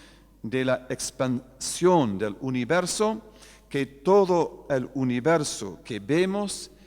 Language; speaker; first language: Spanish; non-native, fluent; English